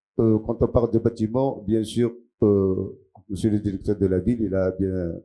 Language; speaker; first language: French; non-native, local second language; Arabic